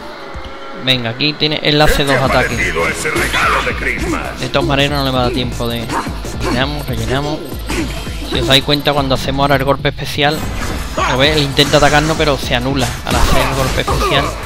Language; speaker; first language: Spanish; native; Spanish